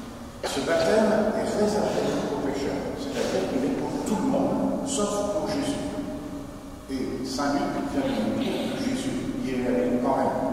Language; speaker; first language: French; native; French